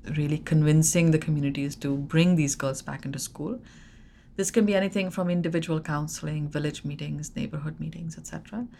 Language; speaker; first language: English; non-native, local second language; Hindi